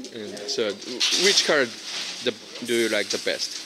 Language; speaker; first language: English; non-native, learner; Japanese